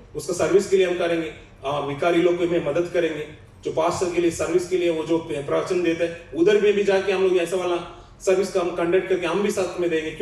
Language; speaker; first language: Hindi; non-native, local second language; Telugu